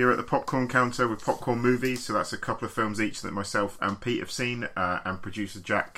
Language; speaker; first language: English; native; English